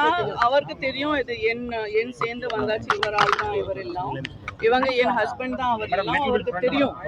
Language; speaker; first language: Tamil; non-native, learner; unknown